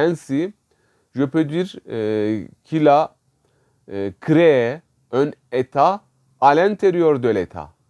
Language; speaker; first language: French; non-native, fluent; Turkish